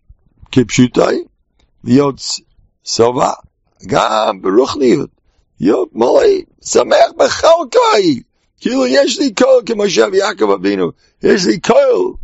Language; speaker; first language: Hebrew; non-native, fluent; English